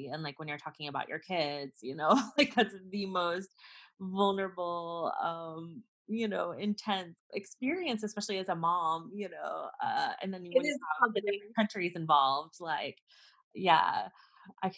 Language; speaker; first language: English; native; English